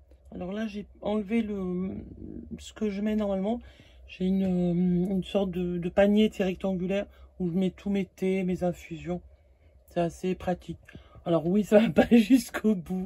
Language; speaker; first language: French; native; French